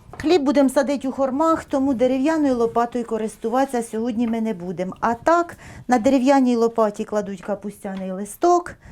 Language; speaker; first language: Ukrainian; native; Ukrainian